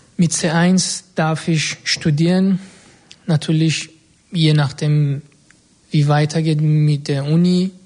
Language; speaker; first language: German; non-native, fluent; Persian